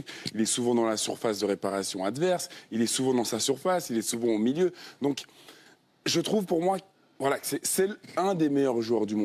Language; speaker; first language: French; native; French